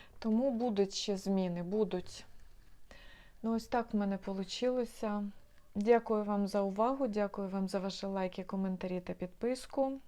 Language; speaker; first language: Ukrainian; non-native, local second language; Russian